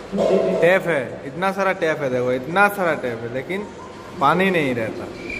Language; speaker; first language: Hindi; non-native, local second language; Bangla